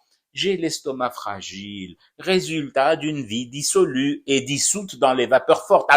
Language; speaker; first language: French; non-native, local second language; Arabic